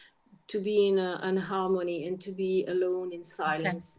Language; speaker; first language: English; non-native, learner; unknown